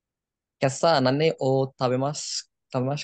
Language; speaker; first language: Japanese; non-native, learner; Bangla